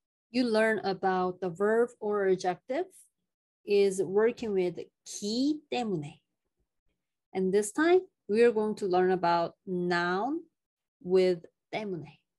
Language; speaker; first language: English; non-native, fluent; Korean